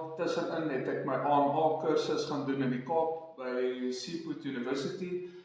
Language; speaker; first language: Afrikaans; non-native, local second language; English